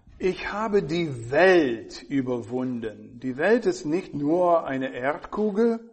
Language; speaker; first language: German; non-native, fluent; English